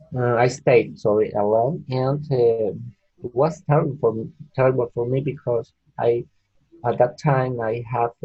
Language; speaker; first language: English; non-native, learner; Spanish